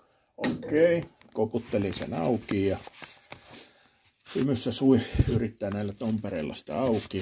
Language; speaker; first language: Finnish; native; Finnish